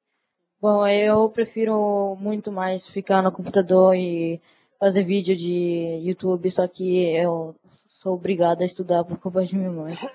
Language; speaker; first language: Portuguese; early bilingual, other home language; Italian